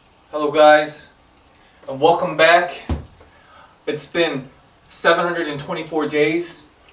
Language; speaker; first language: English; early bilingual, other home language; Korean